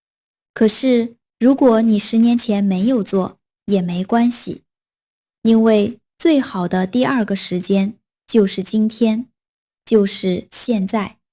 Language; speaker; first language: Chinese; non-native, fluent; Vietnamese